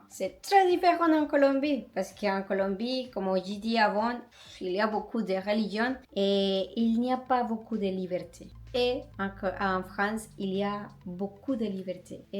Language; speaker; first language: French; non-native, learner; Spanish